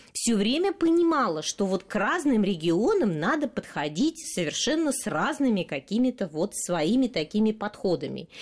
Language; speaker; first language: Russian; native; Russian